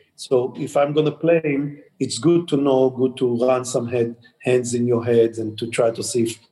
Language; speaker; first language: English; non-native, fluent; Hebrew